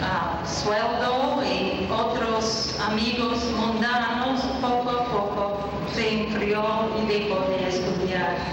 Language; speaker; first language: Spanish; non-native, fluent; English